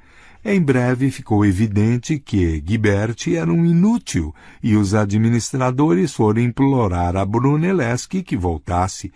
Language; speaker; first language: Portuguese; native; Portuguese